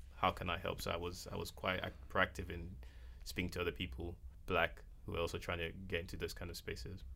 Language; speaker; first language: English; non-native, local second language; Yoruba